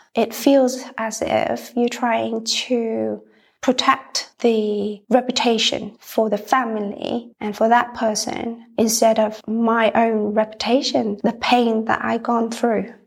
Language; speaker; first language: English; non-native, fluent; Vietnamese